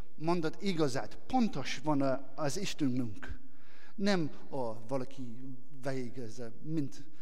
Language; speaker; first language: Hungarian; non-native, learner; English